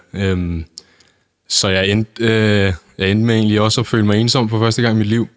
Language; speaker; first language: Danish; native; Danish